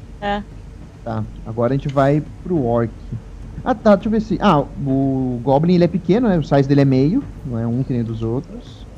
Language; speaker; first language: Portuguese; native; Portuguese